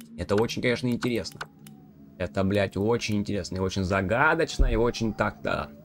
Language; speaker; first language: Russian; native; Russian